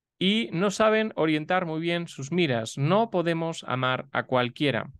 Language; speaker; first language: Spanish; native; Spanish